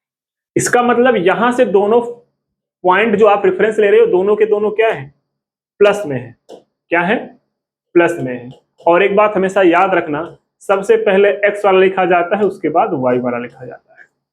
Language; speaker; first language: Hindi; native; Hindi